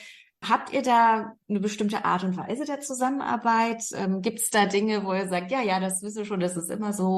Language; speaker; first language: German; native; German